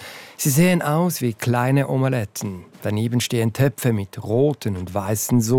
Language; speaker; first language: German; native; German